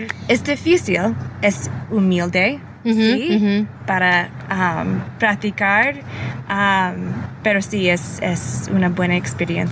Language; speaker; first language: Spanish; early bilingual, heritage; English